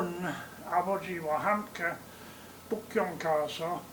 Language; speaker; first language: Korean; non-native, learner; English